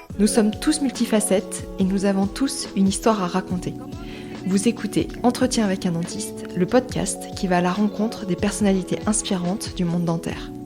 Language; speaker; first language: French; native; French